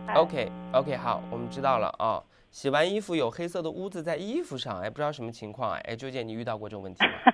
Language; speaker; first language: Chinese; native; Chinese